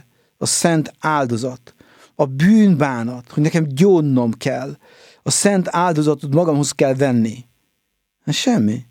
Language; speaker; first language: Hungarian; native; Hungarian